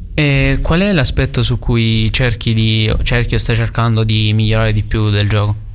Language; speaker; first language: Italian; native; Italian